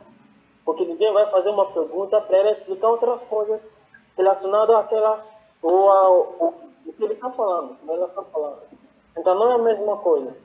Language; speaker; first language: Portuguese; non-native, fluent; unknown